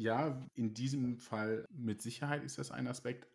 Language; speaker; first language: German; native; German